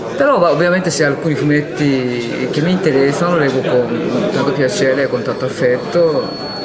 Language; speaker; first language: Italian; non-native, fluent; Japanese